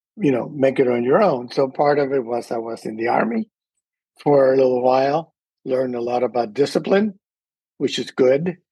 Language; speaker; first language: English; early bilingual, other home language; Spanish